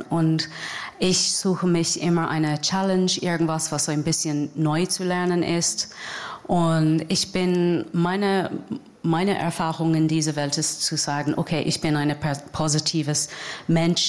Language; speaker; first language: German; non-native, learner; English